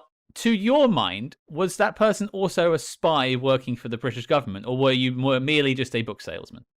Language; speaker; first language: English; native; English